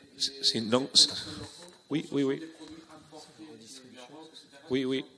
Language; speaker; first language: French; non-native, learner; Spanish